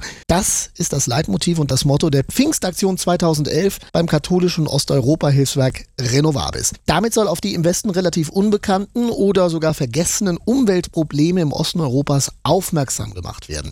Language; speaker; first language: German; native; German